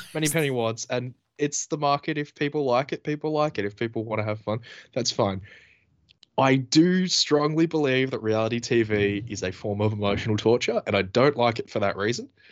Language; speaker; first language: English; native; English